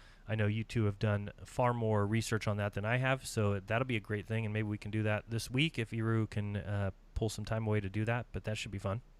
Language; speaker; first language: English; native; English